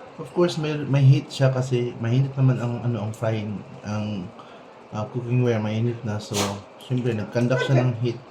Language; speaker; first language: Filipino; non-native, local second language; Cebuano